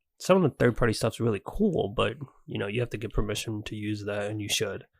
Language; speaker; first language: English; native; English